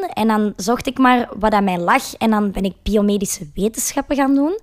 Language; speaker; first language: Dutch; native; Dutch